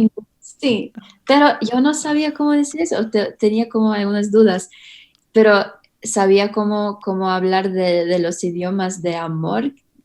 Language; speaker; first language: Spanish; early bilingual, heritage; English